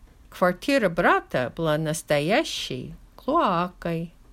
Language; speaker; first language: Russian; non-native, fluent; English